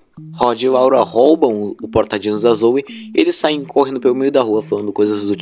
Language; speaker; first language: Portuguese; native; Portuguese